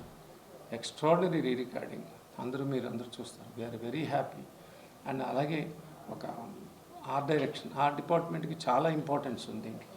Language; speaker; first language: Telugu; native; Telugu